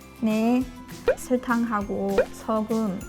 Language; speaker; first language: Korean; non-native, learner; Chinese